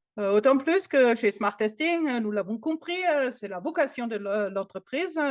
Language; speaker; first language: French; non-native, fluent; German